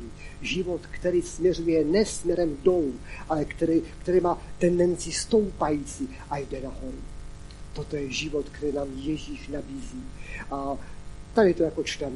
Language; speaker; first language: Czech; non-native, local second language; Polish